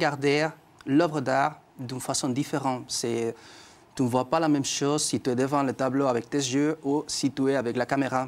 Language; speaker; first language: French; non-native, fluent; Spanish